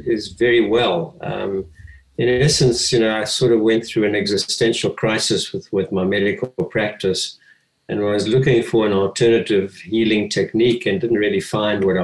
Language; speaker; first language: English; native; English